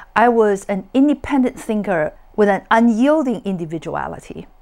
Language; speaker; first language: English; non-native, fluent; Chinese